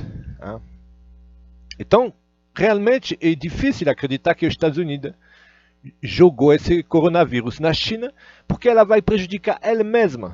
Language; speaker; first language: Portuguese; non-native, fluent; Russian